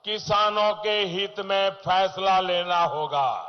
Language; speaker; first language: Hindi; non-native, local second language; Gujarati